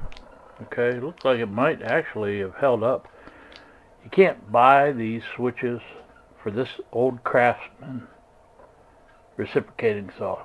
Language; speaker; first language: English; native; English